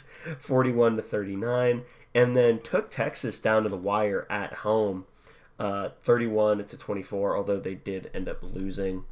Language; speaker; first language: English; native; English